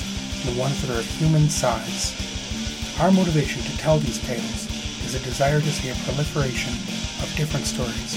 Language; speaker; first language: English; native; English